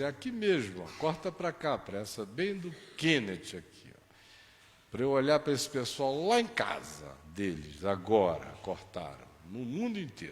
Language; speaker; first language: Portuguese; native; Portuguese